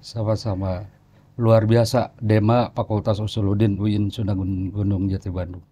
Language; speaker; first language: Indonesian; native; Indonesian